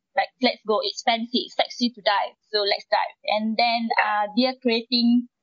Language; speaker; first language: English; non-native, local second language; Malay